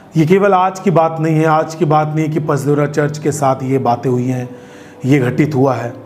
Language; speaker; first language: Hindi; native; Hindi